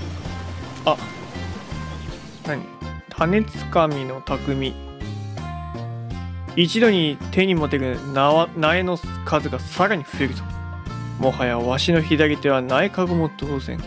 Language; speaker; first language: Japanese; native; Japanese